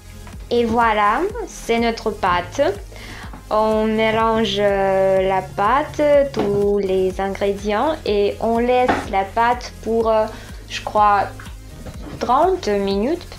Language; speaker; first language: French; non-native, fluent; Russian